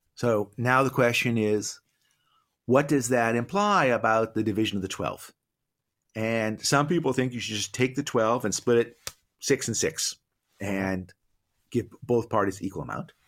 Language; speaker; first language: English; native; English